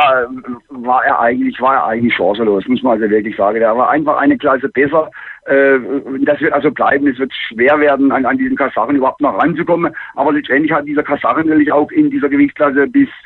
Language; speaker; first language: German; native; German